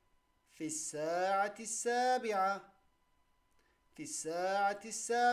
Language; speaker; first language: Arabic; non-native, fluent; Turkish